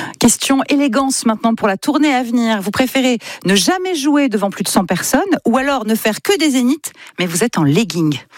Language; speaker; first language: French; native; French